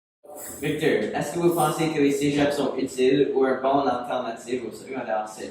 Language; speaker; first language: French; non-native, local second language; English